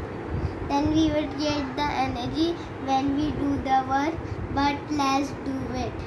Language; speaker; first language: English; non-native, learner; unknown